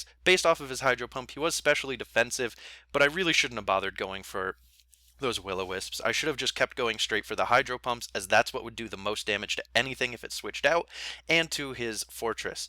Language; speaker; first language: English; native; English